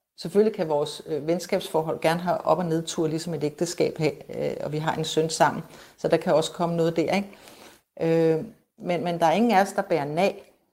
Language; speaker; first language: Danish; native; Danish